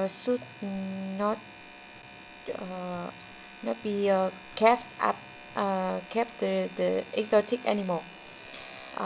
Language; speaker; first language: English; non-native, learner; Vietnamese